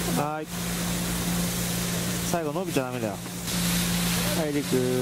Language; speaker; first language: Japanese; native; Japanese